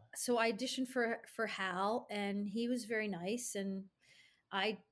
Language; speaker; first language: English; native; English